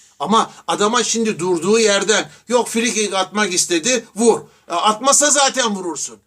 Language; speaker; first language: Turkish; native; Turkish